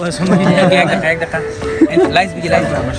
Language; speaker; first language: Persian; native; Persian